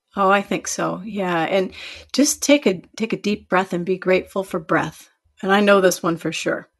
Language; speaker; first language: English; native; English